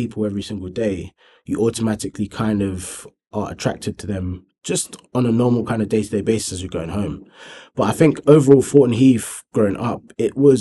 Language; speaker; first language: English; native; English